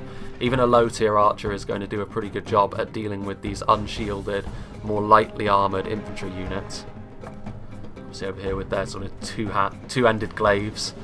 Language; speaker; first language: English; native; English